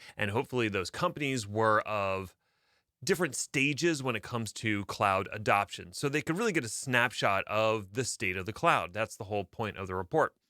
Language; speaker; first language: English; native; English